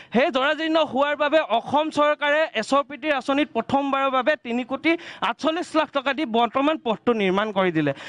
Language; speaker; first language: Assamese; native; Assamese